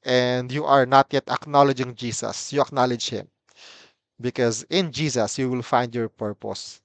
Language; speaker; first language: English; non-native, local second language; Filipino